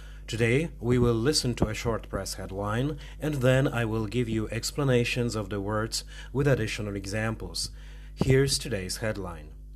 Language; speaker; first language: English; non-native, fluent; Polish